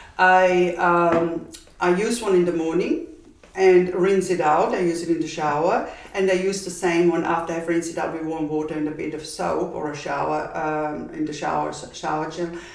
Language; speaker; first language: English; non-native, fluent; German